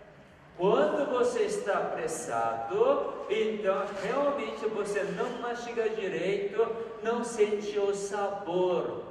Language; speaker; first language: Portuguese; non-native, fluent; Korean